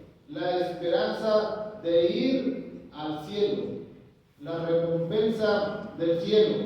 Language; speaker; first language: Spanish; native; Spanish